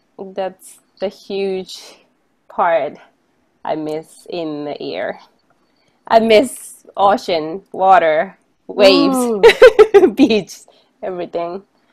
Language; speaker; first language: English; non-native, fluent; Japanese